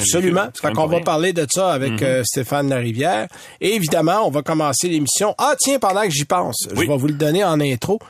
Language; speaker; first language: French; native; French